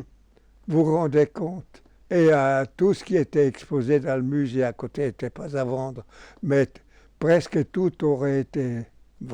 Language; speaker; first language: French; non-native, local second language; German